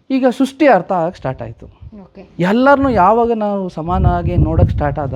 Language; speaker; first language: Kannada; native; Kannada